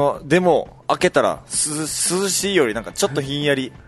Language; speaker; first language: Japanese; native; Japanese